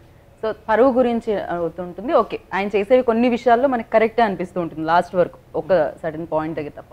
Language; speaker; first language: Telugu; native; Telugu